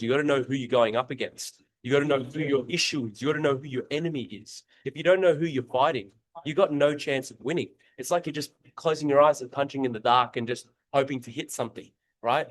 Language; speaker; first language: English; native; English